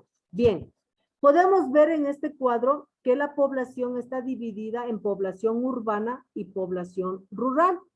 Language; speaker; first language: Spanish; native; Spanish